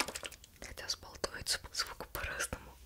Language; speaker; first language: Russian; native; Russian